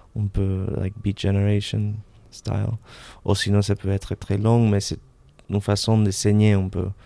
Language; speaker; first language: French; non-native, fluent; Spanish